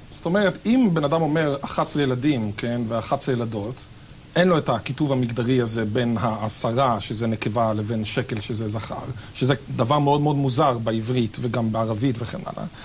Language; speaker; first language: Hebrew; native; Hebrew